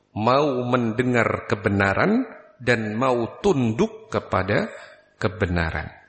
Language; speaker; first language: Malay; non-native, local second language; Javanese